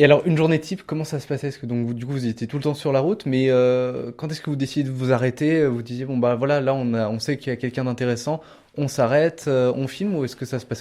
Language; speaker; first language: French; native; French